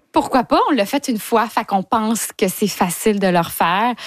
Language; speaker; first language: French; native; French